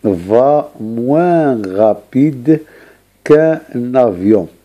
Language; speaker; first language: French; non-native, local second language; Arabic